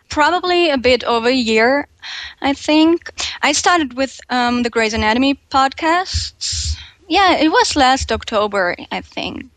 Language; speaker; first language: English; non-native, fluent; German